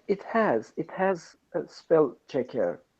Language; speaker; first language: English; non-native, learner; Persian